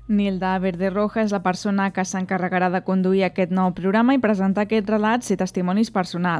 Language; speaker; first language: Catalan; native; Catalan